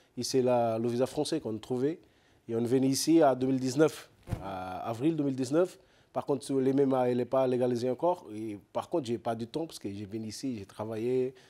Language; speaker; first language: French; non-native, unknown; Portuguese